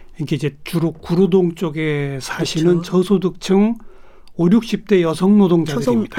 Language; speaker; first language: Korean; native; Korean